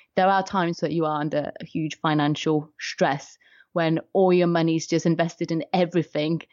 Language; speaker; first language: English; non-native, fluent; Polish